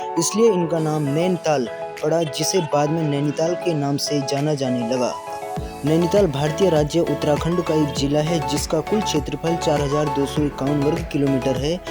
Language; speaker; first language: Hindi; native; Hindi